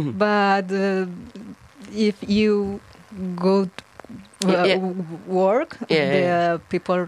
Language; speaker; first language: English; non-native, learner; Spanish